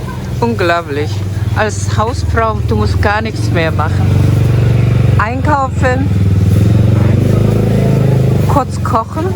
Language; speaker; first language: German; non-native, learner; Korean